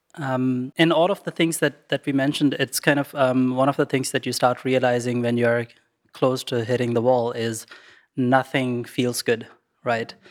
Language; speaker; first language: English; non-native, local second language; Urdu